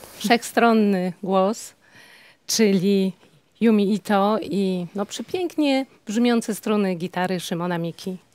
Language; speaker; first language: Polish; native; Polish